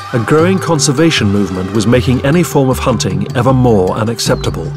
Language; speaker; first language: English; native; English